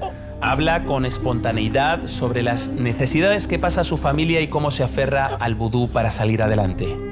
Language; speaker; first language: Spanish; native; Spanish